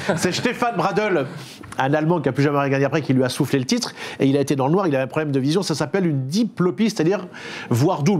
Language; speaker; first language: French; native; French